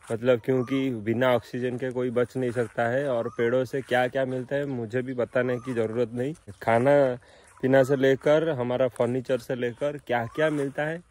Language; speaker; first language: Hindi; non-native, local second language; Odia